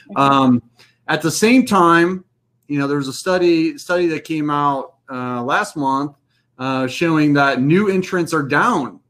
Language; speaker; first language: English; native; English